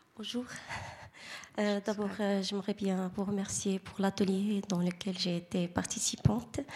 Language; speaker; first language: French; non-native, fluent; Arabic